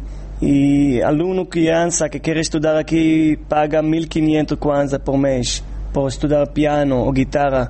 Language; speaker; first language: Portuguese; non-native, fluent; Hebrew